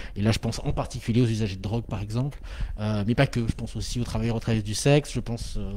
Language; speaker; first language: French; native; French